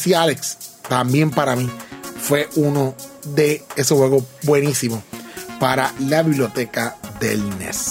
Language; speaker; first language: Spanish; native; Spanish